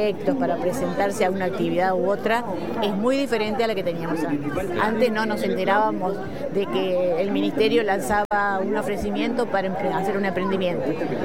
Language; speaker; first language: Spanish; native; Spanish